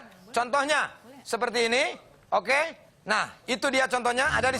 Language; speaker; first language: Indonesian; native; Indonesian